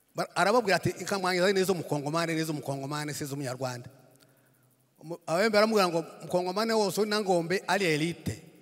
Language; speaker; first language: Kinyarwanda; native; Kinyarwanda